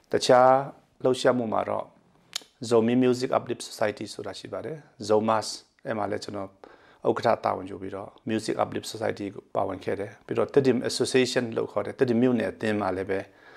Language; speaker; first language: Burmese; non-native, local second language; Tedim Chin